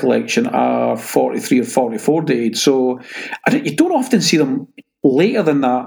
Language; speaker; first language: English; native; English